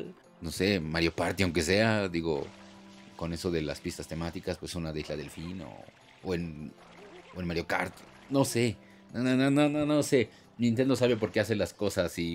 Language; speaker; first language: Spanish; native; Spanish